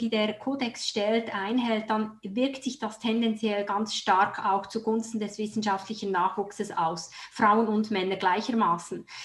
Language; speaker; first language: German; native; German